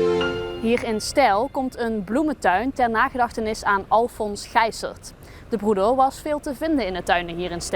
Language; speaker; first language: Dutch; native; Dutch